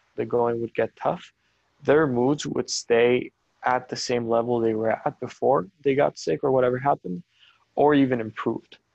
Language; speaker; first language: English; non-native, fluent; Spanish